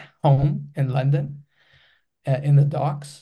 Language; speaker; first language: English; non-native, fluent; Greek